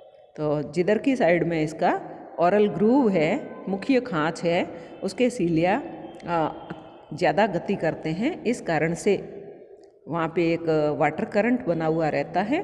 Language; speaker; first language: Hindi; native; Hindi